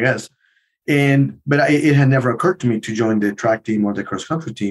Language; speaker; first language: English; non-native, fluent; Spanish